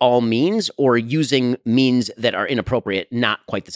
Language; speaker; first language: English; native; English